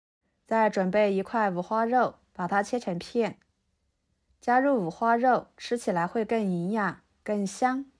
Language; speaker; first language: Chinese; native; Chinese